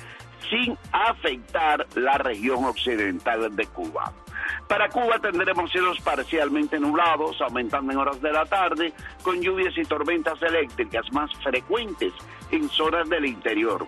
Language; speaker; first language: Spanish; native; Spanish